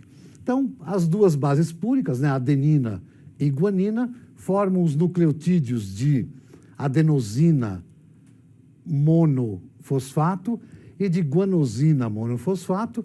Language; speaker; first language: Portuguese; native; Portuguese